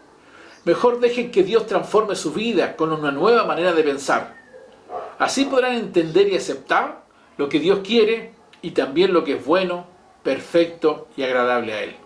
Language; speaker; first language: Spanish; native; Spanish